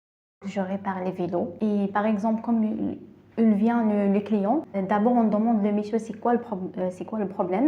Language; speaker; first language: French; non-native, learner; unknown